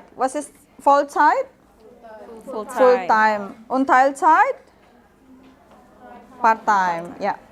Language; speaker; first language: German; non-native, learner; Indonesian